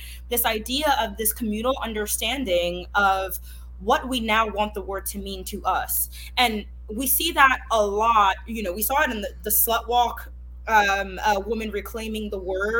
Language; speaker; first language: English; non-native, fluent; Haitian Creole